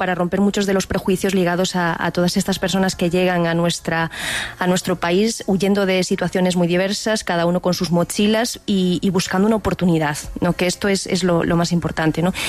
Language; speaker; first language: Spanish; native; Spanish